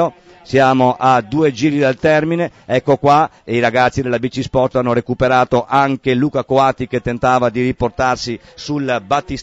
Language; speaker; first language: Italian; native; Italian